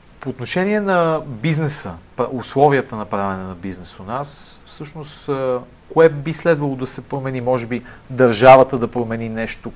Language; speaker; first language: Bulgarian; native; Bulgarian